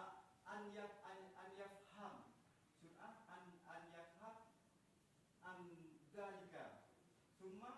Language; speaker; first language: Arabic; non-native, learner; Achinese